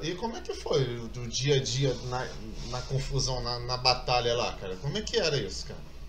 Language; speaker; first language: Portuguese; native; Portuguese